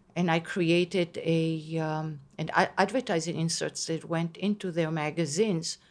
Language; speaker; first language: English; non-native, fluent; Hebrew